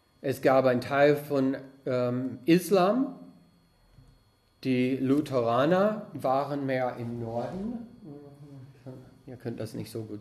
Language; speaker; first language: German; non-native, fluent; English